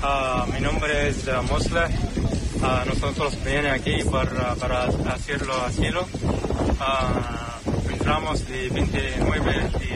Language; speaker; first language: Spanish; non-native, learner; Arabic